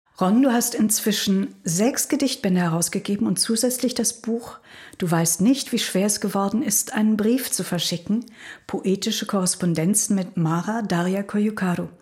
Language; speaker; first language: German; native; German